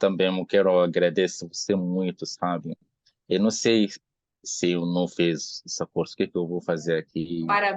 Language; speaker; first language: Portuguese; non-native, learner; Arabic